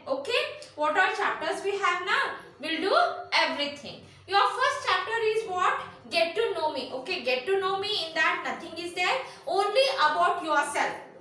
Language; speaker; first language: English; non-native, local second language; Kannada